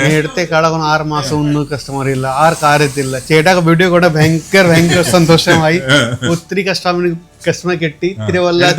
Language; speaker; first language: Malayalam; non-native, learner; Kannada